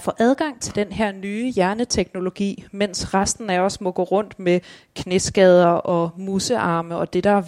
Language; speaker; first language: Danish; native; Danish